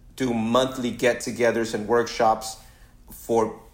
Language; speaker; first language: English; early bilingual, other home language; Spanish